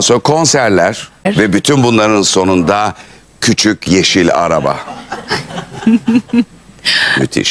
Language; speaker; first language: Turkish; native; Turkish